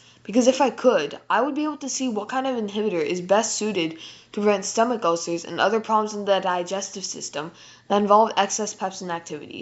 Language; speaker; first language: English; native; English